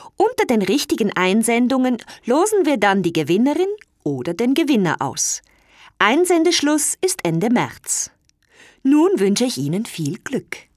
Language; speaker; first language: German; native; German